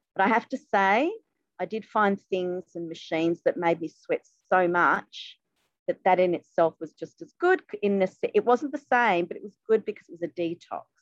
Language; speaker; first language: English; native; English